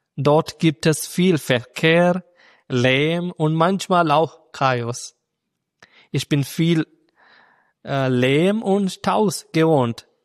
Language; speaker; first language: German; non-native, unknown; Malayalam